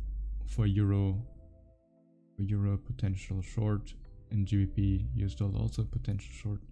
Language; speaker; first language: English; non-native, fluent; German